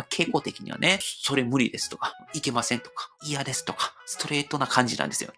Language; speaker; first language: Japanese; non-native, fluent; Korean